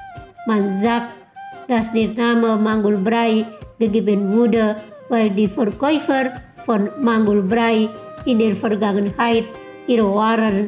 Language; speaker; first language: German; non-native, learner; Indonesian